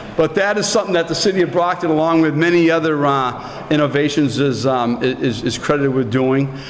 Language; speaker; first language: English; native; English